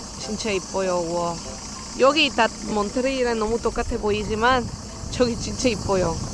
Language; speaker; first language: Korean; non-native, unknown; Spanish